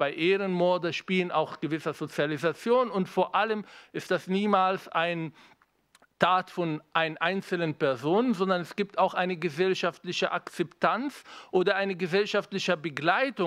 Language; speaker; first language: German; non-native, fluent; Arabic